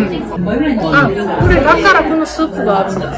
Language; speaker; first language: Japanese; non-native, learner; Korean